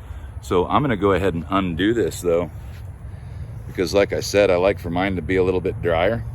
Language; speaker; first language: English; native; English